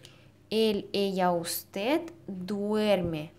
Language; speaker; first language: Spanish; non-native, fluent; Russian